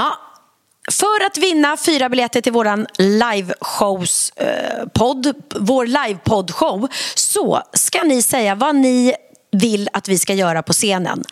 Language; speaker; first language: Swedish; native; Swedish